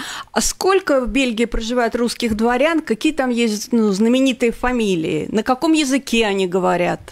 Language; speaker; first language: Russian; native; Russian